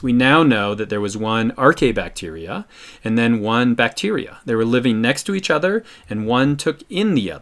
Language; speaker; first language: English; native; English